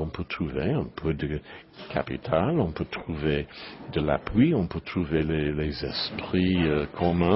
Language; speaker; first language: French; non-native, learner; English